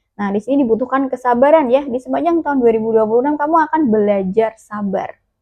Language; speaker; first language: Indonesian; native; Indonesian